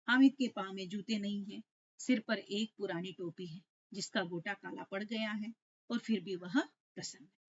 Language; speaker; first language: Hindi; non-native, local second language; Telugu